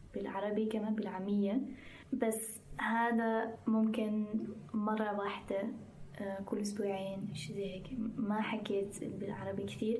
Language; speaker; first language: Arabic; non-native, fluent; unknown